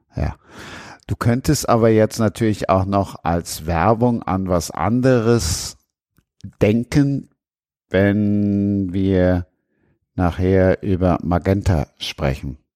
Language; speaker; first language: German; native; German